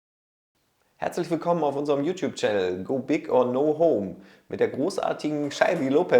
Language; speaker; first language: German; native; German